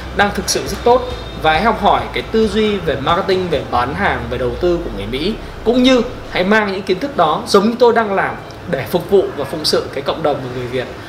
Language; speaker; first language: Vietnamese; native; Vietnamese